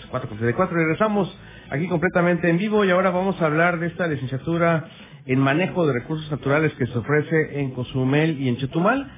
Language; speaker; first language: Spanish; native; Spanish